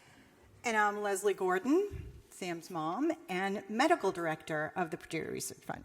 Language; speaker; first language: English; native; English